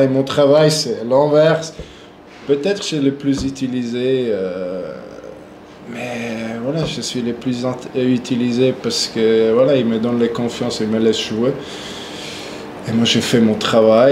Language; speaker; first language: French; non-native, local second language; German